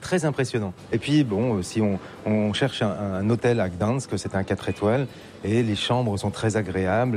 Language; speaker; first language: French; native; French